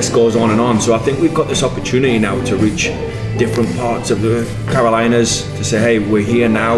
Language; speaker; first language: English; native; English